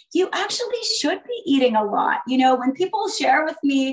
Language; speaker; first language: English; native; English